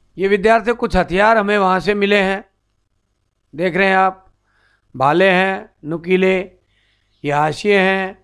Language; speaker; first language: Hindi; native; Hindi